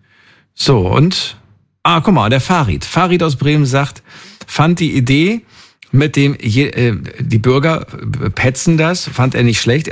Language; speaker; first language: German; native; German